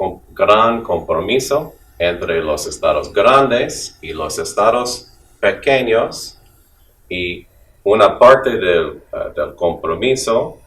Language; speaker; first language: Spanish; non-native, fluent; English